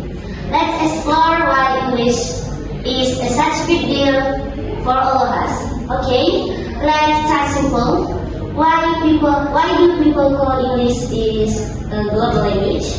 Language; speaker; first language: English; non-native, learner; Indonesian